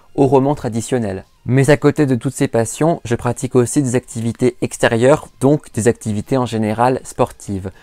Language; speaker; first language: French; native; French